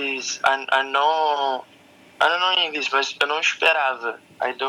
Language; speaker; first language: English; non-native, learner; Portuguese